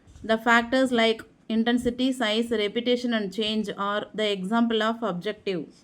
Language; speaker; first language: English; non-native, local second language; Tamil